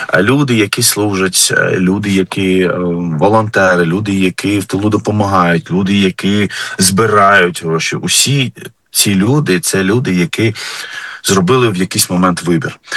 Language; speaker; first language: Ukrainian; non-native, fluent; Arabic